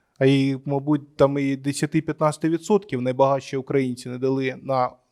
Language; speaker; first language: Ukrainian; non-native, local second language; Russian